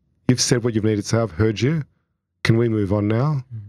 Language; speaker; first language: English; native; English